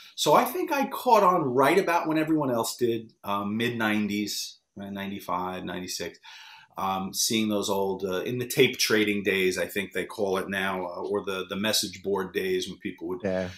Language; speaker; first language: English; native; English